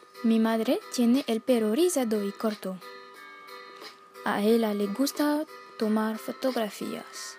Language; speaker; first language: Spanish; non-native, learner; French